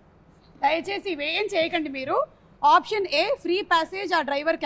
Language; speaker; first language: Telugu; native; Telugu